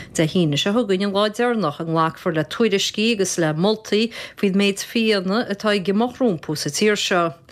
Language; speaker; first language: Irish; native; Irish